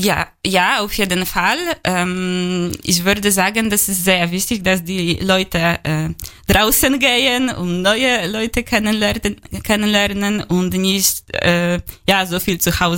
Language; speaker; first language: German; non-native, learner; Polish